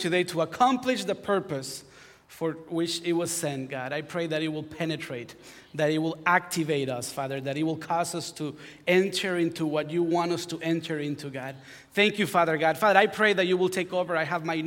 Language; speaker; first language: English; non-native, fluent; Spanish